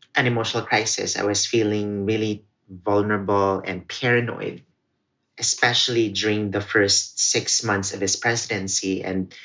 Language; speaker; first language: English; non-native, local second language; Cebuano